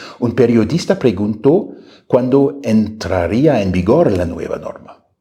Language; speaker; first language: Spanish; non-native, fluent; German